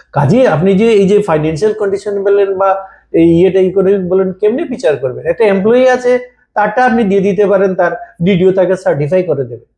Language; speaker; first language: Bangla; native; Bangla